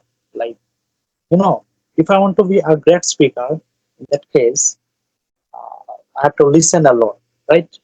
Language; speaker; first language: English; non-native, learner; Bangla